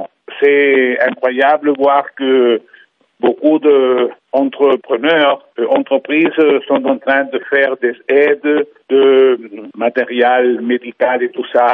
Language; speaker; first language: French; non-native, fluent; Spanish